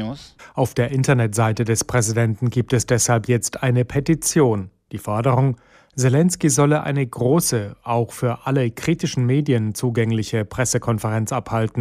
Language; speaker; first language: German; native; German